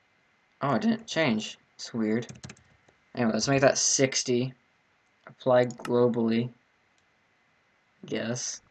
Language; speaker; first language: English; native; English